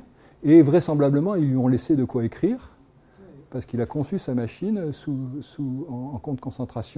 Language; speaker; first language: French; native; French